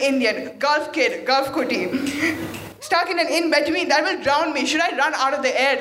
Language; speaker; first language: English; non-native, fluent; Malayalam